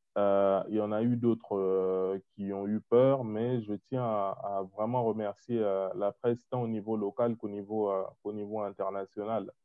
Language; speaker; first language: French; non-native, local second language; Lingala